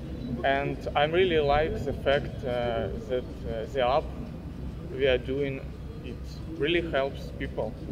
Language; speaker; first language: English; non-native, learner; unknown